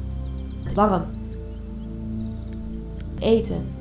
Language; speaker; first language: Dutch; non-native, learner; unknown